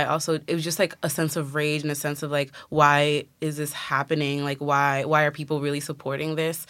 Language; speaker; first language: English; native; English